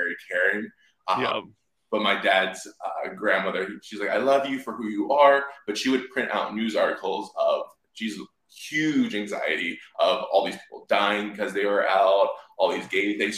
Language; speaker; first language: English; native; English